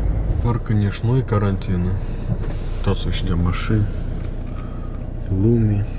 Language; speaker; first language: Romanian; native; Romanian